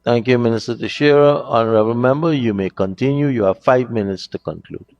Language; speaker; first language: English; native; English